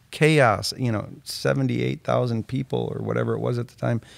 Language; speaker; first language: English; native; English